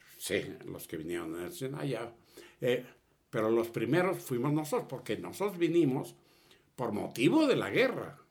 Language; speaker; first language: Spanish; early bilingual, other home language; Catalan